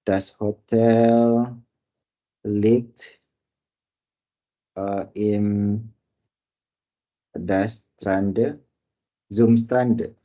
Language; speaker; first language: German; non-native, learner; Indonesian